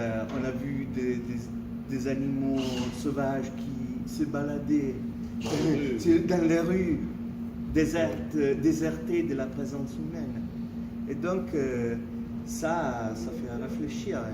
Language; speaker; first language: French; non-native, fluent; Italian